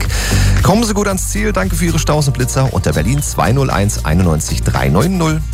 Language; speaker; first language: German; native; German